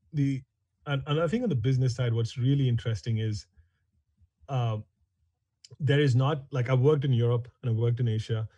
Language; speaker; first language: English; non-native, local second language; Hindi